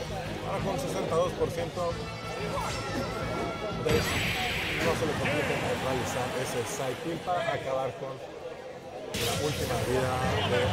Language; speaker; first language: Spanish; native; Spanish